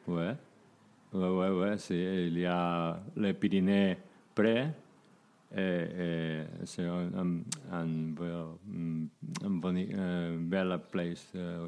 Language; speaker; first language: French; non-native, learner; Spanish